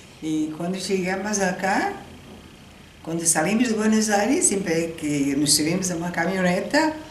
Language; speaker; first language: Portuguese; early bilingual, heritage; Spanish